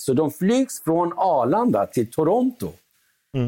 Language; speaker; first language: Swedish; early bilingual, other home language; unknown